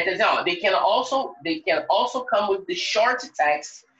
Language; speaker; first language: English; non-native, fluent; Portuguese